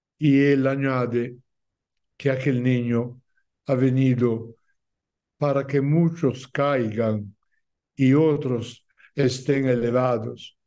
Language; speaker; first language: Spanish; non-native, fluent; Italian